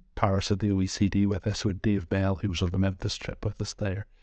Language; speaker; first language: English; native; English